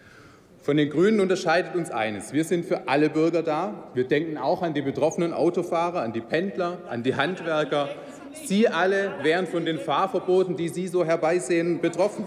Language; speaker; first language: German; native; German